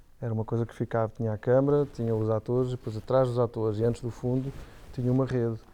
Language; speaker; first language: Portuguese; native; Portuguese